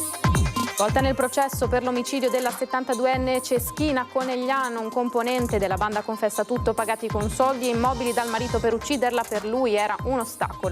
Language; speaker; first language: Italian; native; Italian